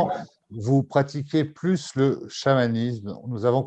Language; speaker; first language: French; native; French